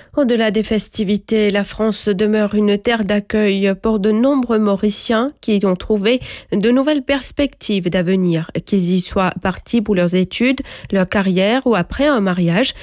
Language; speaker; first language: French; non-native, local second language; Morisyen